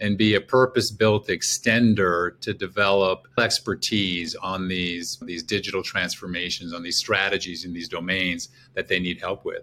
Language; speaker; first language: English; native; English